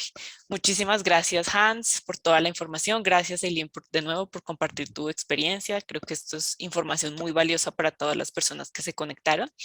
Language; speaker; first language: Spanish; native; Spanish